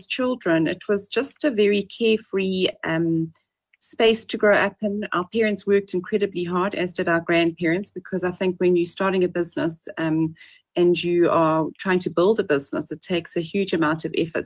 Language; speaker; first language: English; native; English